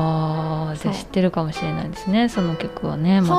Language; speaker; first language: Japanese; native; Japanese